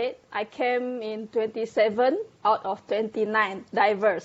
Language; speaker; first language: English; non-native, local second language; Malay